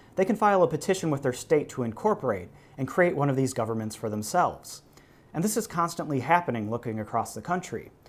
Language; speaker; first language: English; native; English